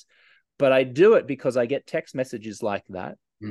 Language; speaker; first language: English; native; English